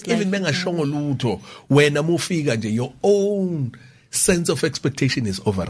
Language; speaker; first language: English; non-native, local second language; Zulu